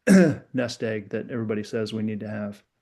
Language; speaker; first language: English; native; English